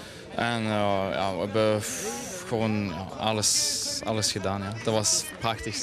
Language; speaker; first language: Dutch; non-native, local second language; French